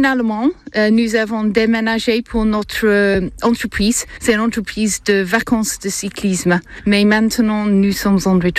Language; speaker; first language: French; non-native, learner; English